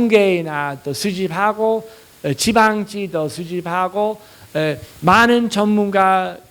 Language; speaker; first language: Korean; non-native, fluent; English